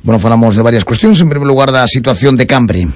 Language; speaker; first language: Spanish; native; Spanish